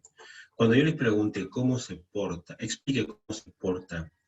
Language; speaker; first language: Spanish; native; Spanish